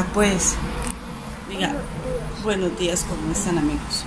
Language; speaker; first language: Spanish; native; Spanish